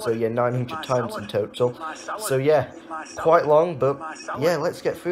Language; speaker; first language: English; native; English